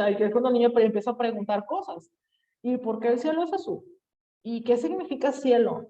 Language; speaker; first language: Spanish; native; Spanish